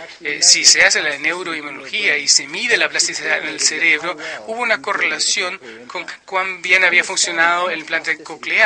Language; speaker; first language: Spanish; non-native, fluent; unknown